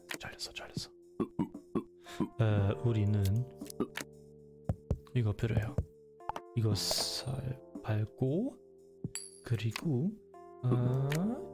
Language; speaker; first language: Korean; non-native, learner; German